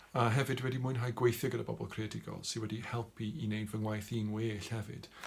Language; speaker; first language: Welsh; non-native, local second language; English